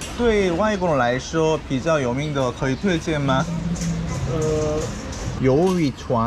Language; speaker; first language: Chinese; non-native, learner; Korean